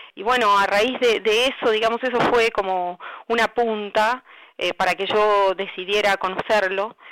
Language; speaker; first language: Spanish; native; Spanish